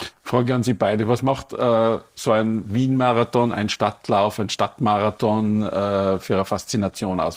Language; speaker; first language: German; native; German